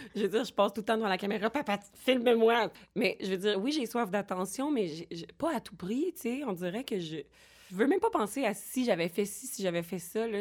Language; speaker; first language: French; native; French